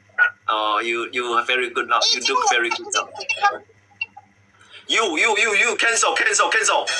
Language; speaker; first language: English; non-native, learner; Chinese